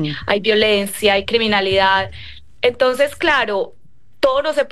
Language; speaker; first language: Spanish; native; Spanish